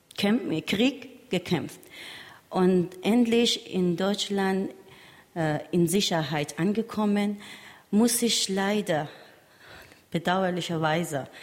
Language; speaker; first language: German; non-native, learner; Persian